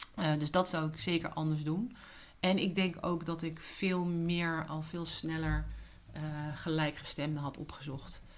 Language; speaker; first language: Dutch; native; Dutch